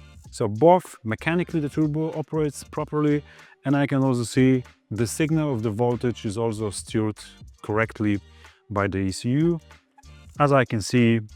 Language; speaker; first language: English; non-native, fluent; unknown